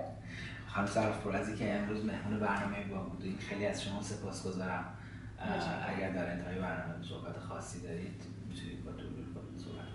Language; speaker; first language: Persian; native; Persian